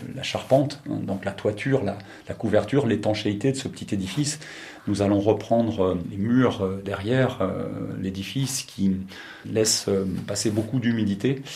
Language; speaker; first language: French; native; French